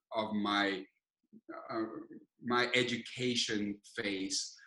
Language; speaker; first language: English; non-native, fluent; Spanish